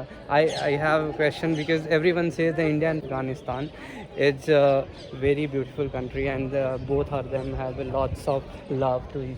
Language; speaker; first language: English; non-native, local second language; Hindi